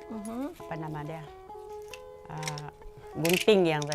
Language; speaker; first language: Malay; non-native, local second language; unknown